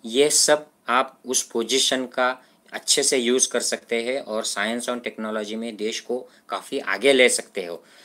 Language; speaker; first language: Hindi; non-native, local second language; Marathi